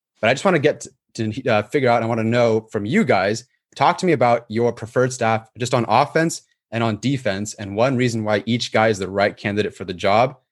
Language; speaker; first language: English; native; English